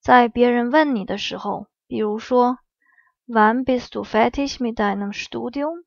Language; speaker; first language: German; non-native, fluent; Chinese